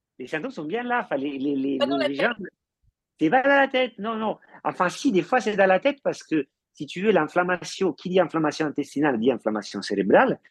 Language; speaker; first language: French; non-native, fluent; Italian